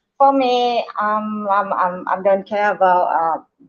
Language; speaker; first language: English; non-native, learner; Thai